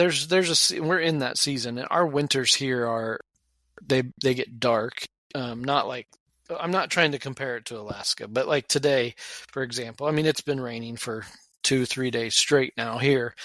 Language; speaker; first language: English; native; English